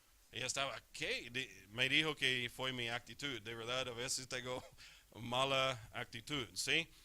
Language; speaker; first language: Spanish; non-native, fluent; English